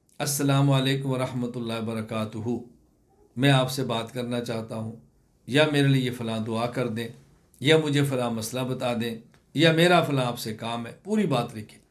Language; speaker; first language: Urdu; non-native, local second language; Punjabi